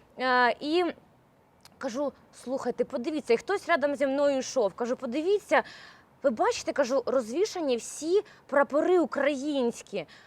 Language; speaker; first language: Ukrainian; native; Ukrainian